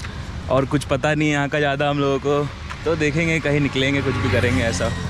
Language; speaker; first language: Hindi; native; Hindi